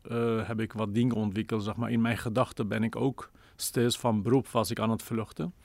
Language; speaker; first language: Dutch; non-native, fluent; Kurdish